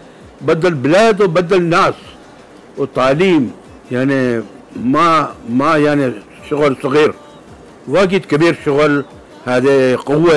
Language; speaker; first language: Arabic; non-native, local second language; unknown